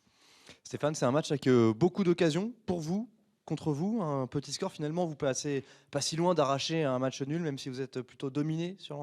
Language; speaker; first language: French; native; French